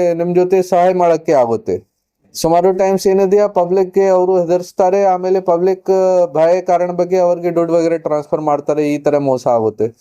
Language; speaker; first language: Kannada; non-native, fluent; Hindi